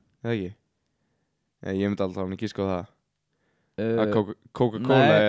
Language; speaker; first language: Icelandic; native; Icelandic